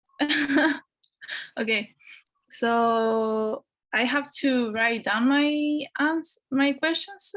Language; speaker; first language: English; non-native, fluent; Spanish